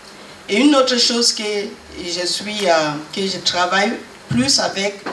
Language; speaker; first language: French; non-native, learner; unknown